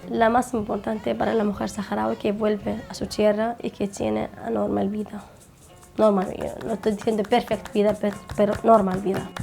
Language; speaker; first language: Spanish; non-native, learner; Arabic